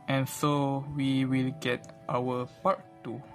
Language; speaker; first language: English; non-native, local second language; Malay